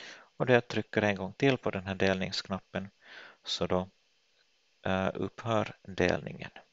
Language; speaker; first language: Swedish; native; Swedish